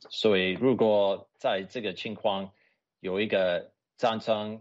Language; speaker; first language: Chinese; non-native, fluent; English